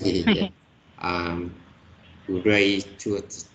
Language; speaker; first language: English; non-native, learner; Vietnamese